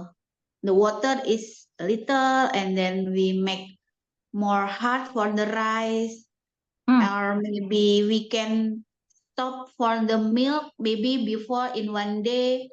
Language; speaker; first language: English; non-native, learner; Indonesian